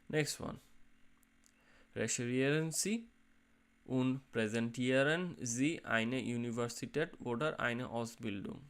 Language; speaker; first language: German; non-native, fluent; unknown